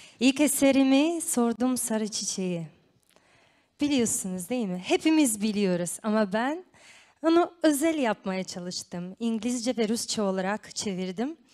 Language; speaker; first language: Turkish; non-native, fluent; Romanian